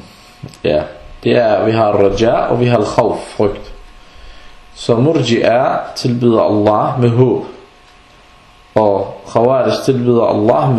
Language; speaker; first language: Danish; non-native, fluent; Arabic